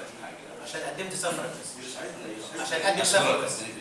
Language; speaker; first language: Arabic; native; Arabic